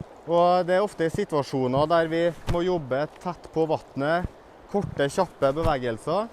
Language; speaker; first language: Norwegian; native; Norwegian